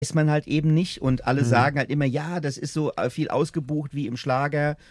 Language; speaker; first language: German; native; German